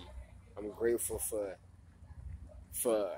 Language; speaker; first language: English; native; English